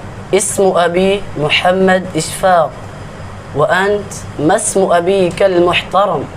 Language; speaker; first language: Arabic; non-native, learner; Urdu